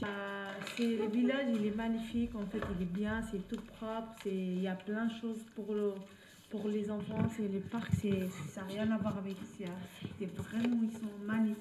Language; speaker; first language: French; non-native, learner; Turkish